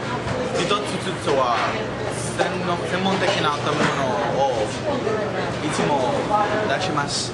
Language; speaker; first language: Japanese; non-native, learner; English